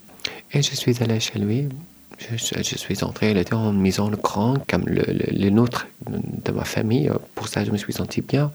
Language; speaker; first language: French; non-native, learner; Arabic